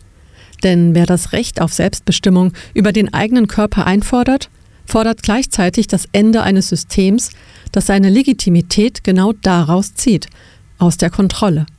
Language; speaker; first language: German; native; German